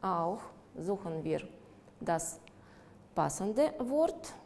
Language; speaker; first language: German; non-native, fluent; Russian